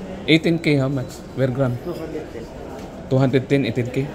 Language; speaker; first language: English; non-native, local second language; Filipino